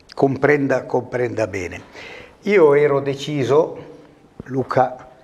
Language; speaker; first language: Italian; native; Italian